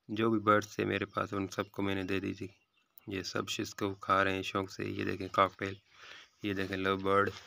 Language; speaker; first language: Urdu; non-native, local second language; Sindhi